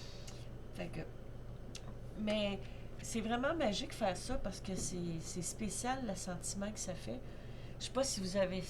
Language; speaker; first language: French; native; French